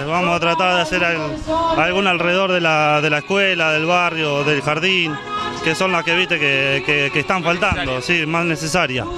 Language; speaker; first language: Spanish; native; Spanish